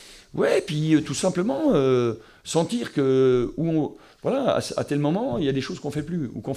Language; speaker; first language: French; native; French